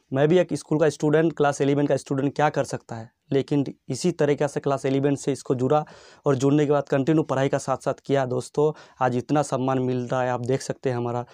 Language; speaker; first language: Hindi; non-native, local second language; Bangla